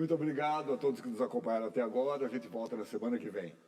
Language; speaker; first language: Portuguese; native; Portuguese